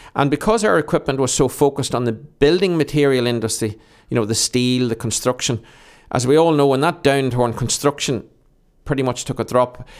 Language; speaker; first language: English; native; English